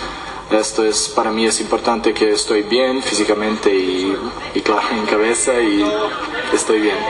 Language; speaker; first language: Spanish; non-native, learner; Serbian